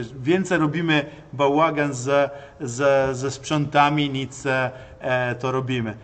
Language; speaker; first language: Polish; non-native, learner; Italian